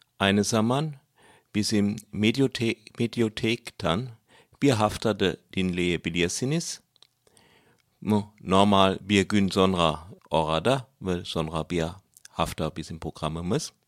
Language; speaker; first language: Turkish; non-native, learner; German